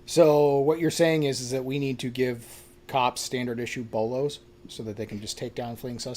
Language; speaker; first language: English; native; English